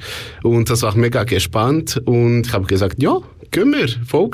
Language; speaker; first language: German; non-native, local second language; French